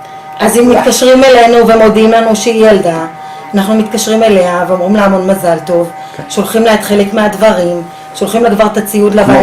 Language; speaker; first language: Hebrew; native; Hebrew